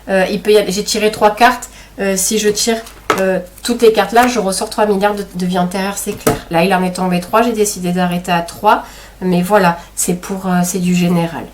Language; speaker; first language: French; native; French